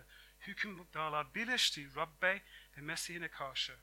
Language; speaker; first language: Turkish; non-native, fluent; English